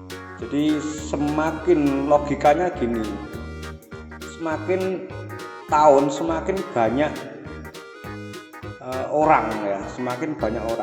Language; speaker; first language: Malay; non-native, local second language; Javanese